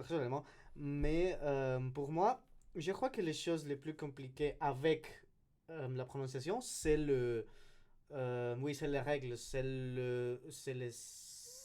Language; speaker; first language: French; non-native, learner; Spanish